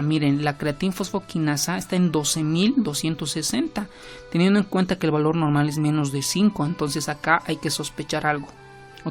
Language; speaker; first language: Spanish; native; Spanish